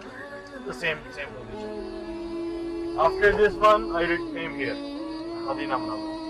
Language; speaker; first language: English; non-native, fluent; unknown